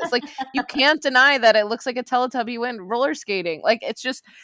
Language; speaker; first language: English; native; English